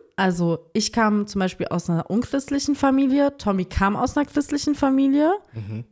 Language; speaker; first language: German; native; German